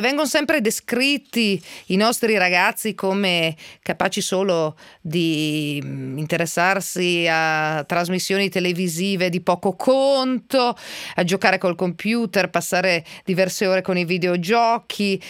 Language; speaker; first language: Italian; native; Italian